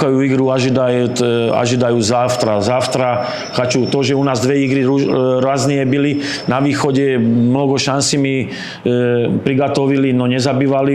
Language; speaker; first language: Russian; non-native, learner; Slovak